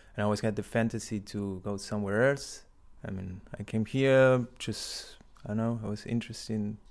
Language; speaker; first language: English; non-native, learner; Spanish